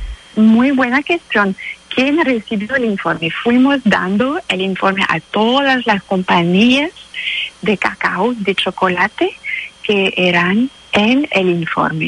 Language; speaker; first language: Spanish; non-native, fluent; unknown